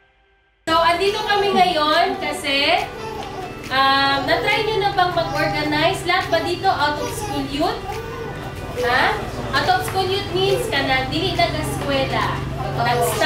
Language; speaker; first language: Filipino; non-native, local second language; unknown